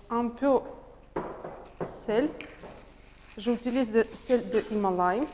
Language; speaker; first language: French; non-native, learner; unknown